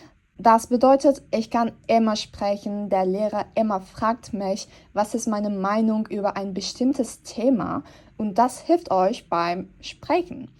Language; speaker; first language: German; non-native, fluent; Turkish